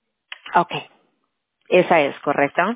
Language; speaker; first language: Spanish; early bilingual, heritage; Spanish